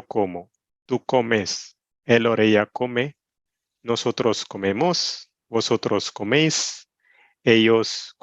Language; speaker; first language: Spanish; non-native, learner; Malayalam